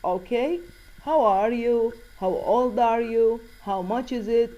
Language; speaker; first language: English; non-native, fluent; Arabic